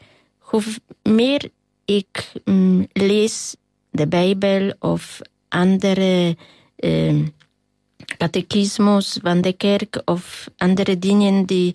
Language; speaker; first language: Dutch; non-native, learner; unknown